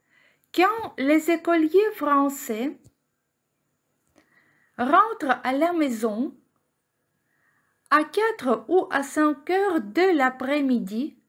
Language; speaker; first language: French; non-native, fluent; Ukrainian